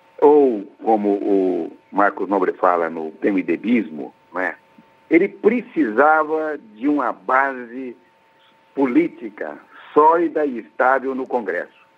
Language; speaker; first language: Portuguese; native; Portuguese